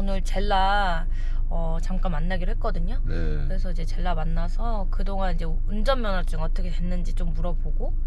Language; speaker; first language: Korean; native; Korean